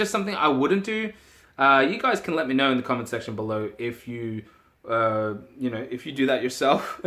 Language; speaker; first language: English; native; English